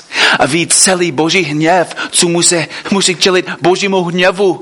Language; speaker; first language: Czech; non-native, fluent; English